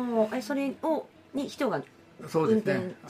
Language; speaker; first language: Japanese; native; Japanese